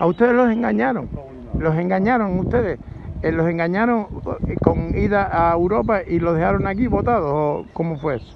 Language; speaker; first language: Spanish; native; Spanish